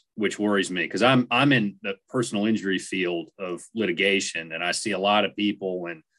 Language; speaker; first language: English; native; English